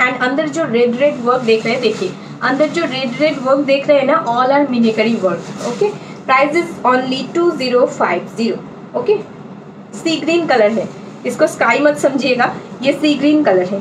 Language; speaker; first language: Hindi; non-native, local second language; Bangla